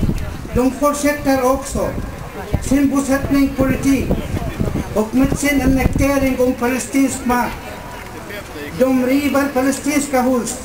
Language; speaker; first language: Swedish; non-native, fluent; Arabic